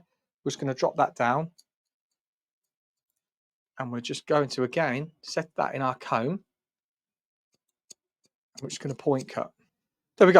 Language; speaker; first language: English; native; English